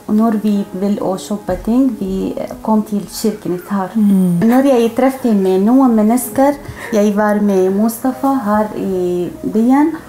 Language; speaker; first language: Norwegian; non-native, learner; Arabic